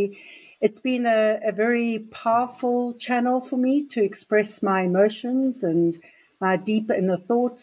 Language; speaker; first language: English; native; English